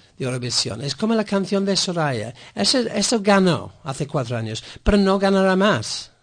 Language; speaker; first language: Spanish; non-native, fluent; English